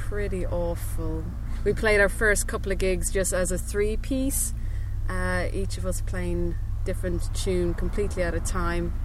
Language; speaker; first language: English; native; English